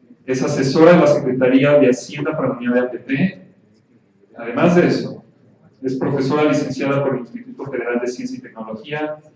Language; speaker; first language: Spanish; native; Spanish